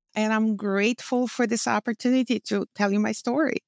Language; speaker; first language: English; non-native, fluent; Bosnian